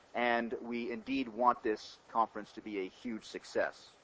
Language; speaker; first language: English; native; English